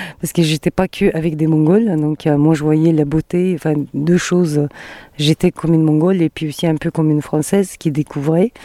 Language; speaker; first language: French; non-native, fluent; Russian